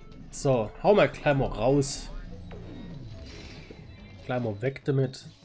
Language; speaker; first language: German; native; German